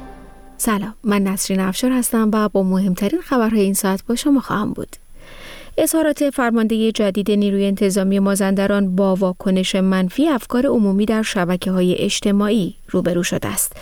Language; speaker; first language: Persian; native; Persian